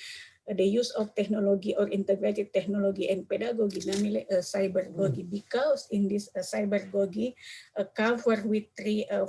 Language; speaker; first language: English; non-native, learner; Indonesian